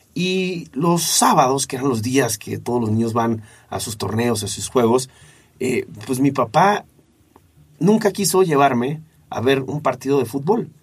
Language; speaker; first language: Spanish; native; Spanish